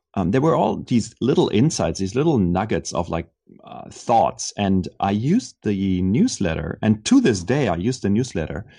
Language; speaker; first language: English; non-native, fluent; German